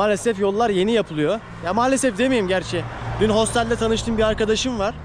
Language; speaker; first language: Turkish; native; Turkish